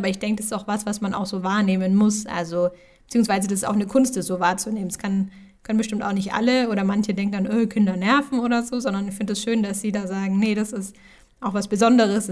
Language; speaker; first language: German; native; German